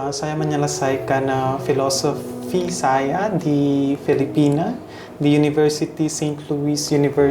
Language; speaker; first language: Indonesian; non-native, fluent; Hiligaynon